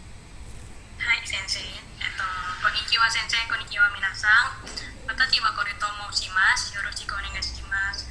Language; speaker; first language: Japanese; non-native, learner; Indonesian